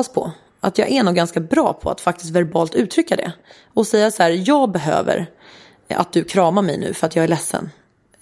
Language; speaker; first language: Swedish; native; Swedish